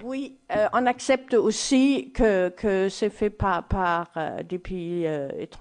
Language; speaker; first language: French; non-native, fluent; Danish